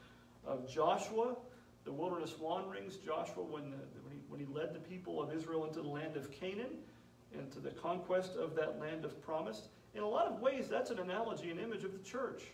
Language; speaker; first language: English; native; English